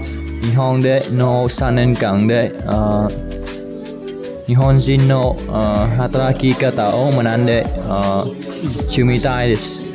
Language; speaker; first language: Japanese; non-native, learner; Vietnamese